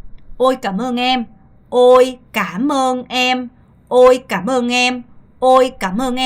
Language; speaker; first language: Vietnamese; non-native, fluent; Korean